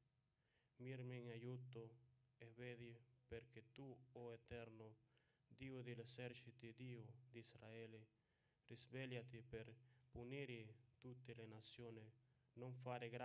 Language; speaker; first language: Italian; non-native, fluent; Spanish